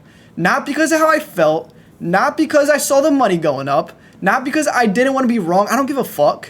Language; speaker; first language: English; native; English